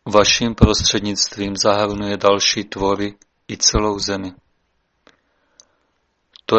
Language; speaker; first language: Czech; native; Czech